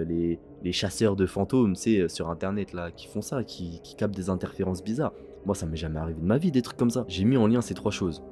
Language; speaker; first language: French; native; French